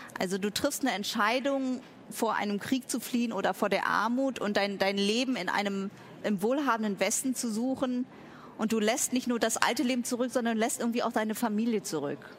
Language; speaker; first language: German; early bilingual, other home language; Vietnamese